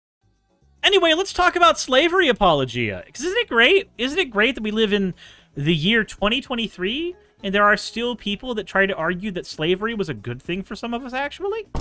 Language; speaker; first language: English; native; English